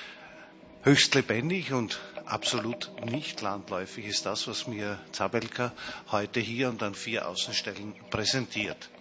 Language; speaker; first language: German; native; German